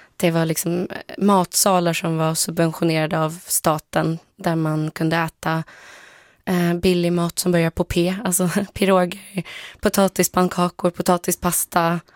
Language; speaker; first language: Swedish; early bilingual, other home language; Polish